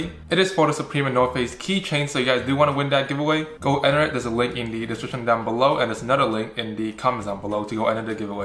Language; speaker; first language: English; native; English